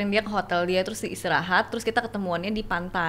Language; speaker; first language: Indonesian; native; Indonesian